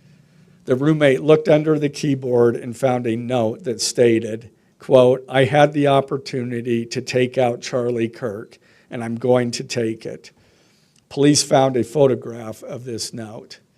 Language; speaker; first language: English; native; English